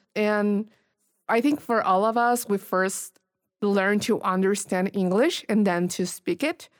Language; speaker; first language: English; non-native, fluent; Spanish